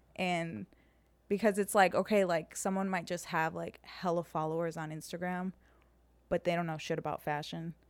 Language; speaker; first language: English; early bilingual, heritage; Serbian